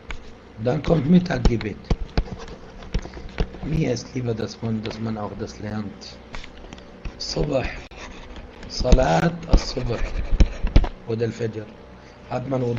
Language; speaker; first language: German; non-native, fluent; Arabic